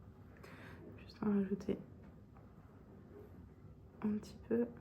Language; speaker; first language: French; native; French